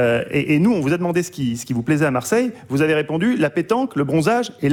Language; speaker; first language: French; native; French